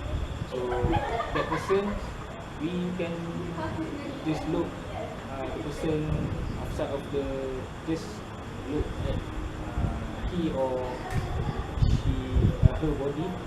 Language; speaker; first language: English; non-native, learner; Malay